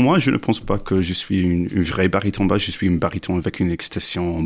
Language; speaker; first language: French; non-native, learner; English